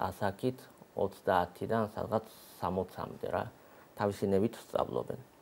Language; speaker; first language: Georgian; non-native, fluent; Japanese